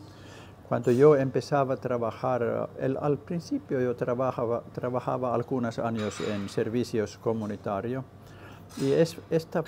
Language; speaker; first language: Spanish; non-native, learner; Finnish